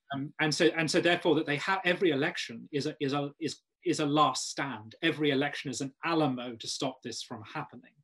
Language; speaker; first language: English; native; English